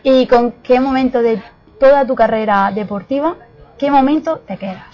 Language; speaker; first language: Spanish; native; Spanish